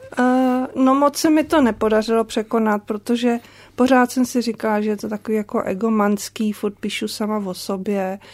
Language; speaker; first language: Czech; native; Czech